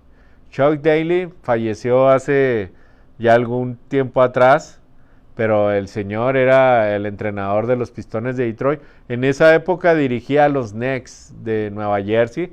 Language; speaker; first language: Spanish; native; Spanish